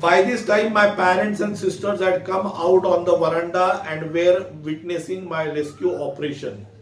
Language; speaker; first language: English; non-native, local second language; Marathi